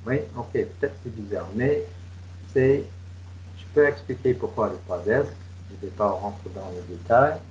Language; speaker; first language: French; non-native, fluent; English